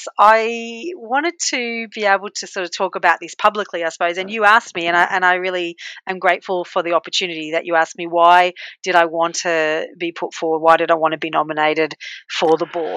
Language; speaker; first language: English; native; English